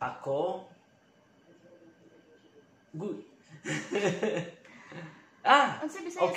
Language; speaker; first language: Cebuano; non-native, learner; Maltese